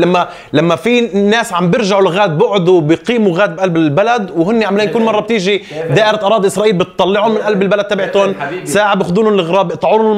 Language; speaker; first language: Arabic; native; Arabic